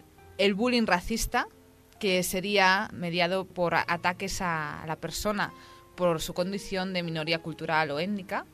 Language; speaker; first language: Spanish; native; Spanish